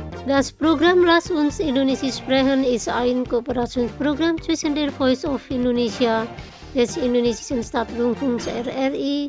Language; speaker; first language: German; non-native, fluent; Indonesian